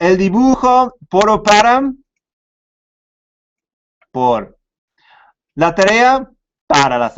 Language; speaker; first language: Spanish; non-native, fluent; English